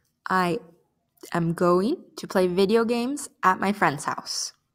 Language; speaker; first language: English; native; English